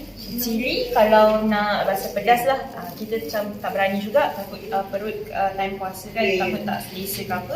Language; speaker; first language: Malay; native; Malay